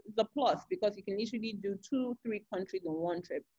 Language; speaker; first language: English; non-native, local second language; Yoruba